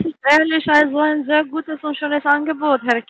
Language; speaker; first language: German; non-native, fluent; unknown